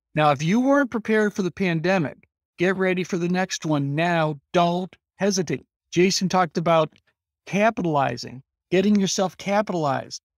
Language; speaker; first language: English; native; English